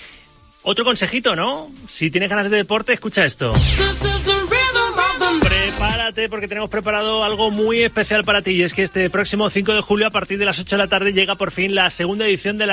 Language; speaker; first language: Spanish; native; Spanish